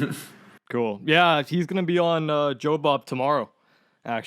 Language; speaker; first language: English; native; English